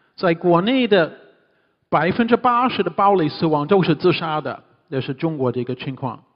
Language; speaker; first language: Chinese; non-native, fluent; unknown